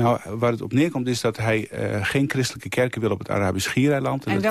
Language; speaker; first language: Dutch; native; Dutch